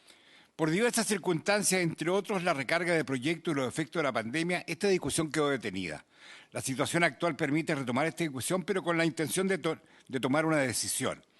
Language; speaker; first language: Spanish; native; Spanish